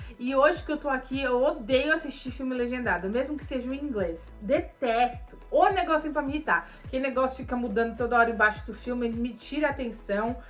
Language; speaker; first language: Portuguese; native; Portuguese